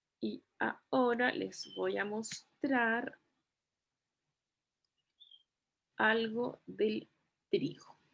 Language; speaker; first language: Spanish; native; Spanish